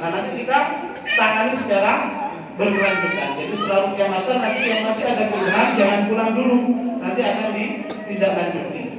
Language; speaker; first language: Indonesian; non-native, local second language; Madurese